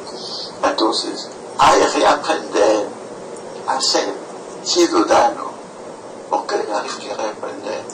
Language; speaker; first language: Spanish; non-native, fluent; French